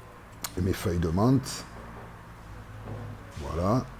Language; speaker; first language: French; native; French